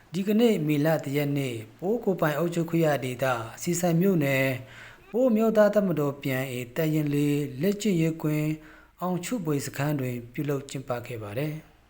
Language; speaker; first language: Burmese; non-native, local second language; Pa'o Karen